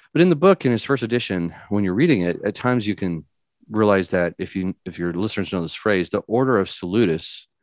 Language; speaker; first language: English; native; English